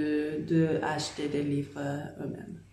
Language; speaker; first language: French; non-native, learner; English